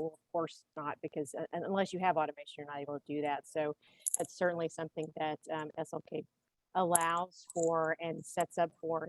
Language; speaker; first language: English; native; English